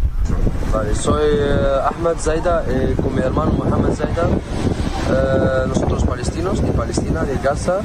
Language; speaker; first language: Spanish; non-native, learner; Arabic